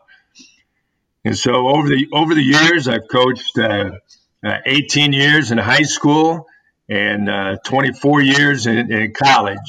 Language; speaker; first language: English; native; English